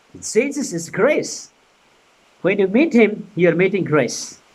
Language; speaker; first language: English; non-native, local second language; Nepali